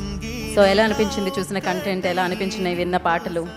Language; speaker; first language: Telugu; native; Telugu